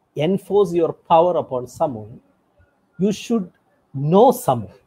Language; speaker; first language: English; non-native, local second language; Tamil